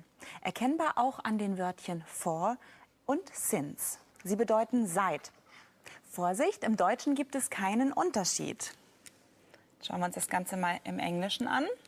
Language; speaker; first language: German; native; German